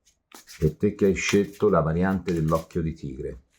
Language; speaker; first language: Italian; native; Italian